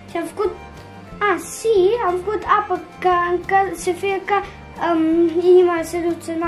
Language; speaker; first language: Romanian; early bilingual, heritage; Romanian